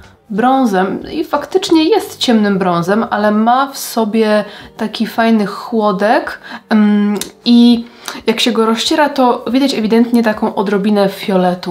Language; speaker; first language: Polish; native; Polish